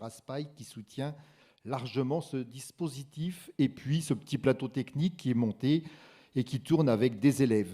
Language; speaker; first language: French; native; French